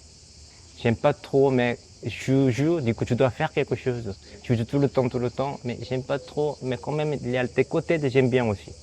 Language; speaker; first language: French; non-native, fluent; Korean